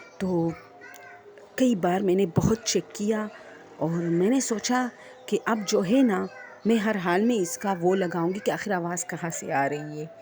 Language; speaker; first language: Urdu; non-native, local second language; Punjabi